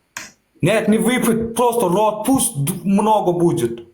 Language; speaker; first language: Russian; non-native, learner; Turkmen